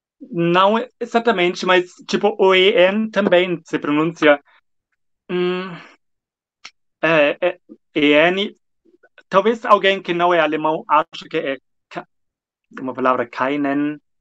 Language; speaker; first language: Portuguese; non-native, fluent; German